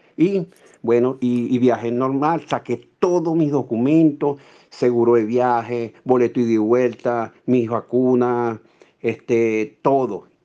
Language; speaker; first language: Spanish; native; Spanish